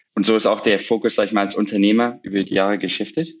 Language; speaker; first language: German; native; German